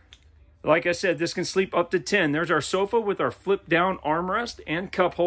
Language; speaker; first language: English; native; English